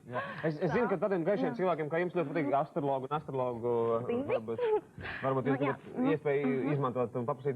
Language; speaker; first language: Latvian; native; Latvian